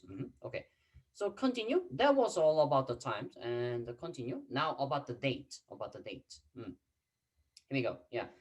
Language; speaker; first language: English; non-native, fluent; Korean